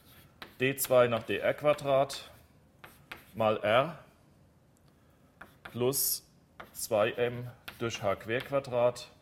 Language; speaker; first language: German; native; German